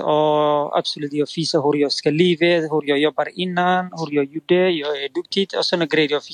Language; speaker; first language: Swedish; non-native, learner; Somali